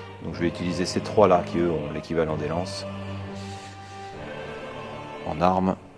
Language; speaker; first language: French; native; French